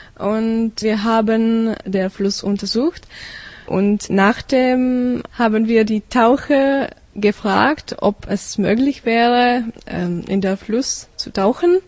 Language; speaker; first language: German; non-native, learner; Czech